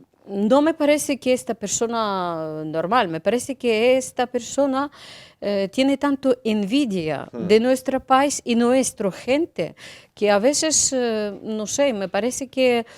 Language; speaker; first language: Spanish; non-native, learner; Ukrainian